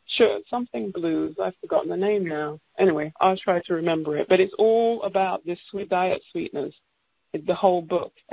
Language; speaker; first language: English; native; English